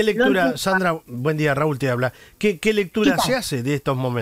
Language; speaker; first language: Spanish; native; Spanish